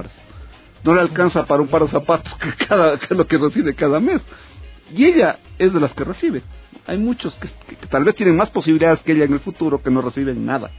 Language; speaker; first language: Spanish; native; Spanish